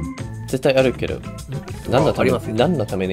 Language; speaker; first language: Japanese; non-native, learner; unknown